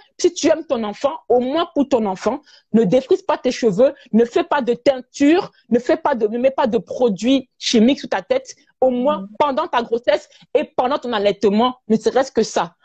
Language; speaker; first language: French; native; French